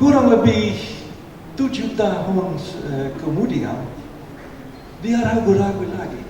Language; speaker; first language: Indonesian; non-native, fluent; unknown